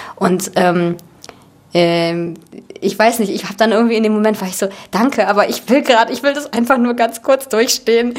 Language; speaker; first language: German; early bilingual, other home language; Russian